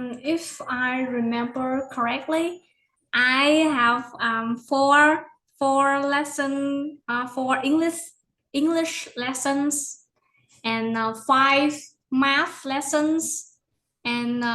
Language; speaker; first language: English; non-native, learner; Vietnamese